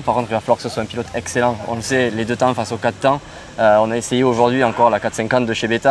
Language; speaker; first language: French; native; French